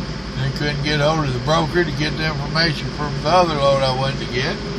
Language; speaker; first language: English; native; English